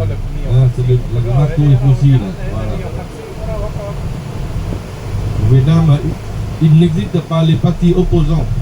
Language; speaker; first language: French; non-native, fluent; Vietnamese